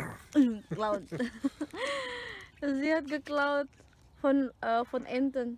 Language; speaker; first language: German; non-native, learner; Indonesian